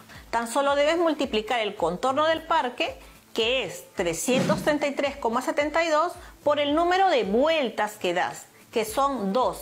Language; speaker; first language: Spanish; native; Spanish